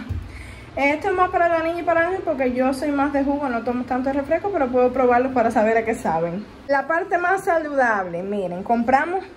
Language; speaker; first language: Spanish; native; Spanish